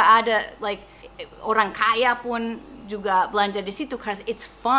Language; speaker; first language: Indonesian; non-native, fluent; English